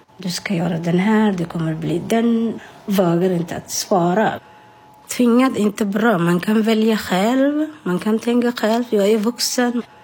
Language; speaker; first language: Swedish; non-native, learner; Somali